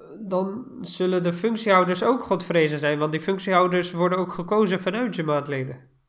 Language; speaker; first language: Dutch; non-native, fluent; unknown